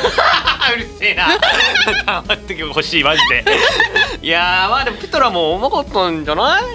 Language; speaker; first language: Japanese; native; Japanese